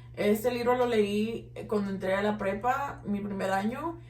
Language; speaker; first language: Spanish; early bilingual, heritage; Spanish